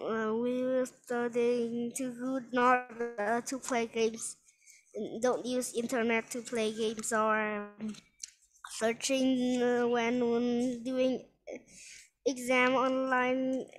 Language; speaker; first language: English; non-native, learner; Vietnamese